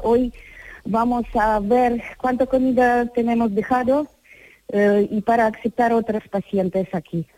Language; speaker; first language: Spanish; non-native, learner; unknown